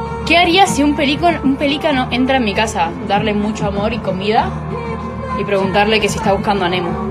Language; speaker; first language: Spanish; early bilingual, heritage; Spanish